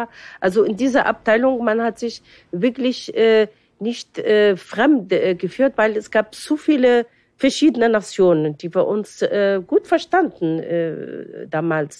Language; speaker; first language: German; non-native, fluent; Arabic